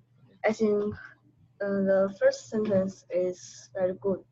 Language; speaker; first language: English; non-native, learner; Chinese